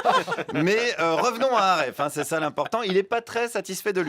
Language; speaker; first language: French; native; French